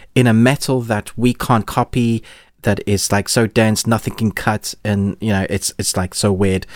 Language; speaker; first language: English; native; English